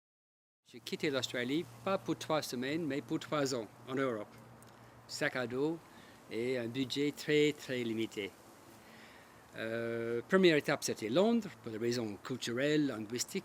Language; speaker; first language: French; non-native, fluent; English